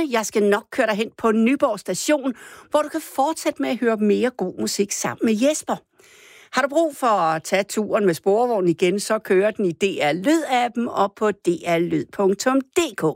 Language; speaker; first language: Danish; native; Danish